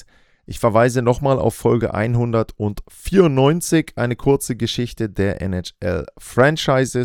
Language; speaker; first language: German; native; German